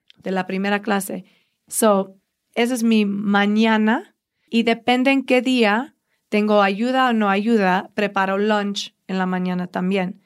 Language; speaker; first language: Spanish; early bilingual, heritage; Spanish